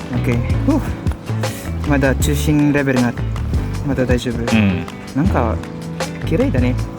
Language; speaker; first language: Japanese; non-native, learner; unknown